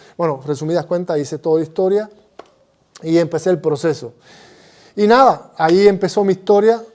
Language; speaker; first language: Spanish; native; Spanish